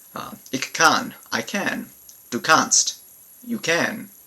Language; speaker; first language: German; non-native, learner; English